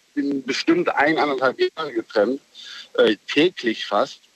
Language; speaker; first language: German; native; German